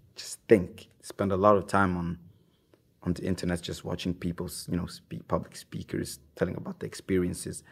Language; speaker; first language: English; non-native, fluent; Swahili